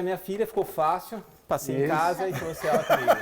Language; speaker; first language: Portuguese; native; Portuguese